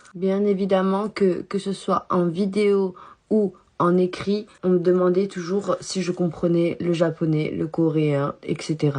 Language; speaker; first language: French; early bilingual, other home language; Chinese